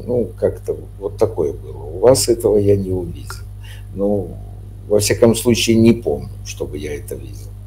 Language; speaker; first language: Russian; native; Russian